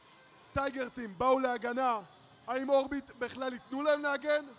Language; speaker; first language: Hebrew; native; Hebrew